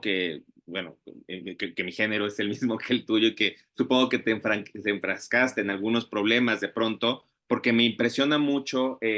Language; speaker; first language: Spanish; native; Spanish